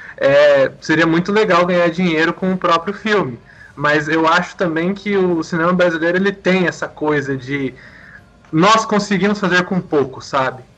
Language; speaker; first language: Portuguese; native; Portuguese